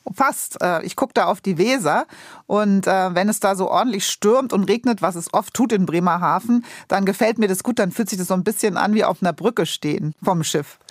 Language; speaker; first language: German; native; German